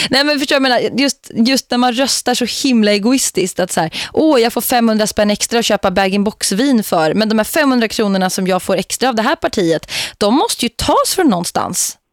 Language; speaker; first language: Swedish; native; Swedish